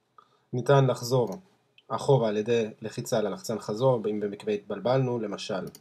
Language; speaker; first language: Hebrew; native; Hebrew